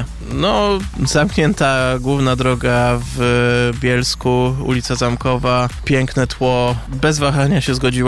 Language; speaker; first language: Polish; native; Polish